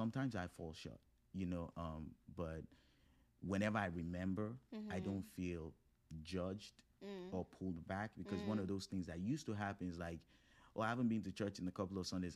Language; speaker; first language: English; non-native, local second language; Yoruba